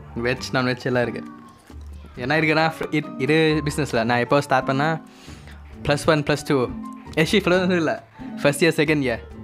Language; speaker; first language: Tamil; non-native, learner; Thai